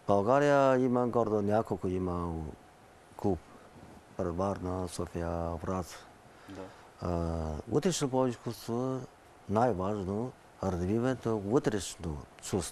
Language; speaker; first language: Bulgarian; non-native, learner; Chinese